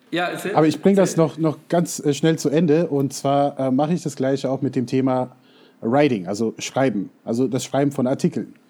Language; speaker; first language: German; non-native, fluent; English